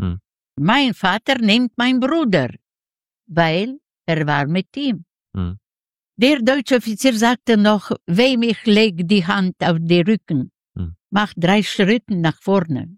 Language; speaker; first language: German; non-native, learner; Yiddish